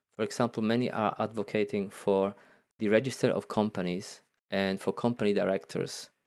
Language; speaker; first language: English; non-native, fluent; Italian